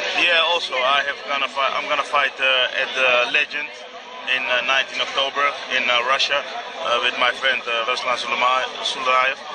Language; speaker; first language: English; non-native, fluent; Dutch